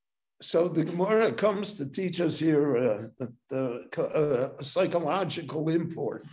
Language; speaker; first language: English; native; English